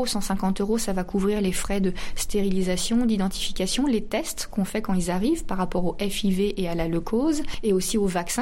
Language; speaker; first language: French; native; French